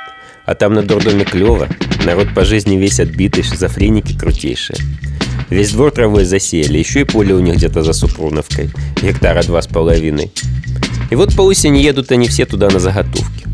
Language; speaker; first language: Russian; native; Russian